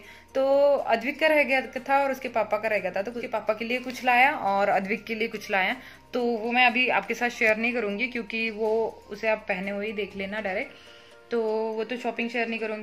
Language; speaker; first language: Hindi; native; Hindi